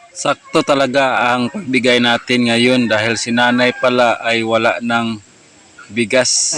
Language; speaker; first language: Filipino; non-native, local second language; Cebuano